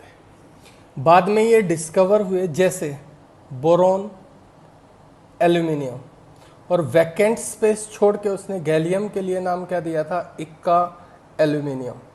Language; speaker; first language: Hindi; native; Hindi